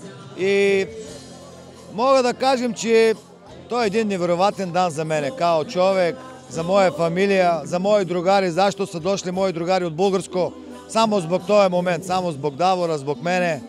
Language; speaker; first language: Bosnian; non-native, learner; Bulgarian